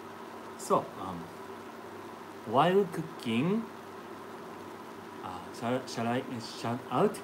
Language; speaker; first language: English; non-native, learner; Japanese